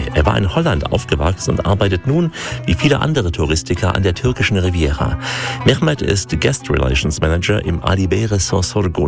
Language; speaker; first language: German; native; German